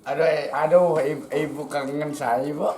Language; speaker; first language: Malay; non-native, local second language; Sundanese